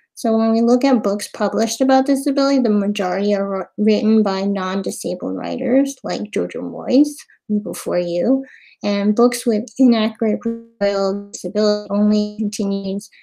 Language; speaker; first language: English; native; English